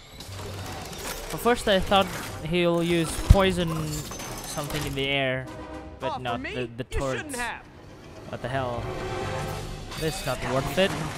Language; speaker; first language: English; non-native, fluent; Vietnamese